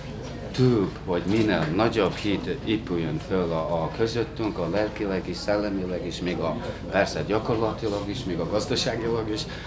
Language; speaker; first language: Hungarian; non-native, fluent; Mongolian